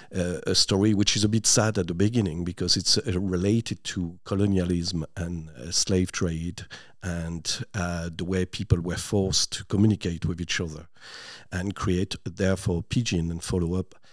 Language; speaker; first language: English; non-native, fluent; French